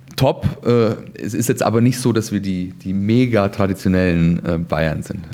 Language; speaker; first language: German; native; German